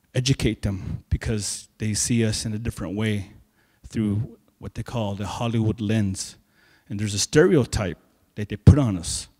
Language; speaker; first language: English; native; English